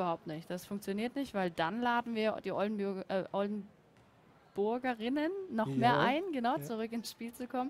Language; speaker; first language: German; native; German